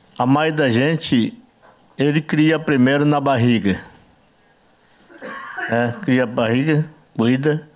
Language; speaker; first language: Portuguese; non-native, learner; Yanomámi